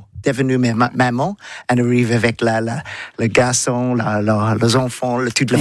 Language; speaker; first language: French; non-native, learner; English